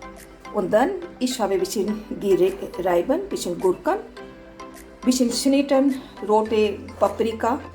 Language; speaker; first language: German; non-native, learner; Hindi